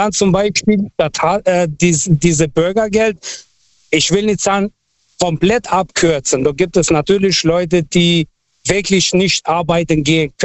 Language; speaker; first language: German; non-native, fluent; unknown